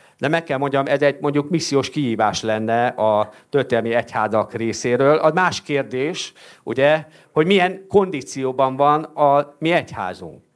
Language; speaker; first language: Hungarian; native; Hungarian